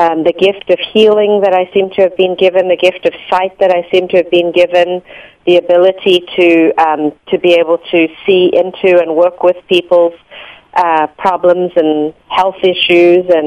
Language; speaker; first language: English; native; English